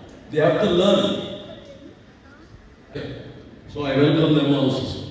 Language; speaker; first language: English; non-native, local second language; Telugu